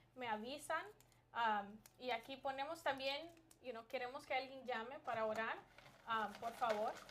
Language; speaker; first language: Spanish; early bilingual, other home language; English